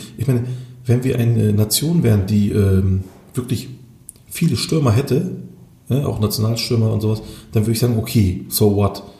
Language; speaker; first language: German; early bilingual, other home language; Turkish